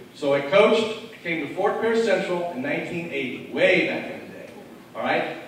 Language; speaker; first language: English; native; English